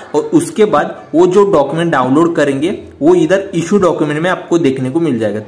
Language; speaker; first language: Hindi; non-native, local second language; Marathi